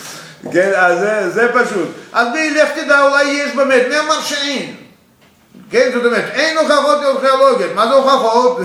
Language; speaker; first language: Hebrew; non-native, fluent; Russian